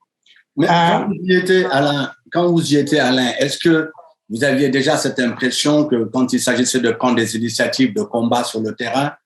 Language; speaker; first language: French; native; French